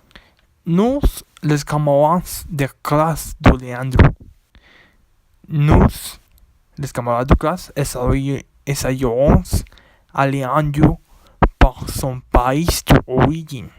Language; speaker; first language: French; non-native, learner; Spanish